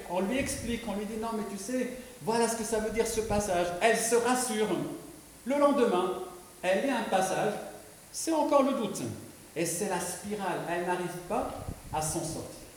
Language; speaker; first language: French; non-native, local second language; Arabic